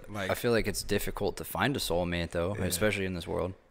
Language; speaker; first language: English; native; English